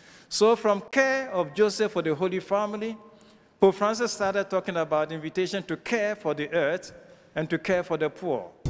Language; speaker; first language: English; non-native, local second language; Akan